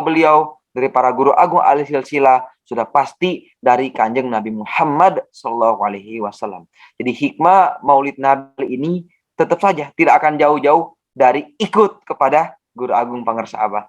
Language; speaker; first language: Indonesian; native; Indonesian